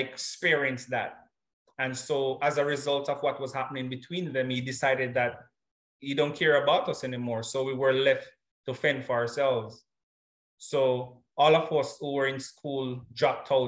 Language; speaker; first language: English; non-native, local second language; Jamaican Creole English